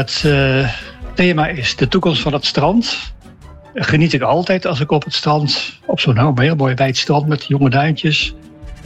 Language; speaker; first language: Dutch; native; Dutch